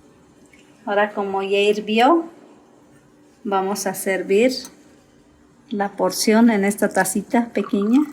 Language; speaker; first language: Spanish; native; Spanish